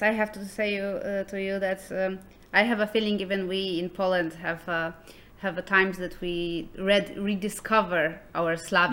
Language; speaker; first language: English; non-native, fluent; Polish